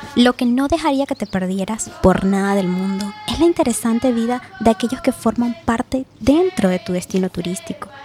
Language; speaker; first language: Spanish; non-native, local second language; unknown